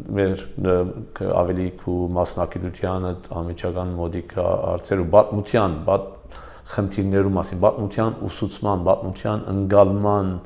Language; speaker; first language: Armenian; early bilingual, heritage; Armenian